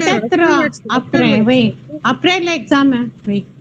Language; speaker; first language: French; non-native, fluent; Tamil